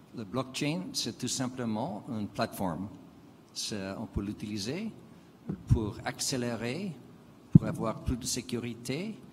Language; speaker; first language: French; non-native, fluent; English